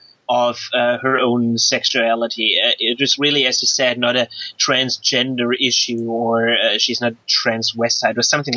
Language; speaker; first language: English; non-native, fluent; German